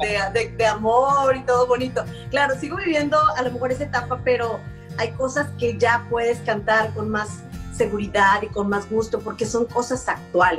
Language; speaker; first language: Spanish; native; Spanish